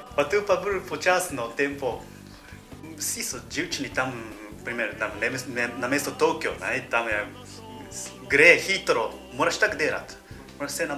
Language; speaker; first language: Slovenian; non-native, learner; Japanese